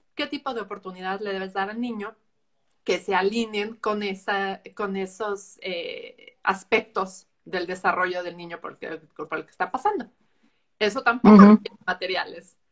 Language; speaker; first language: Spanish; native; Spanish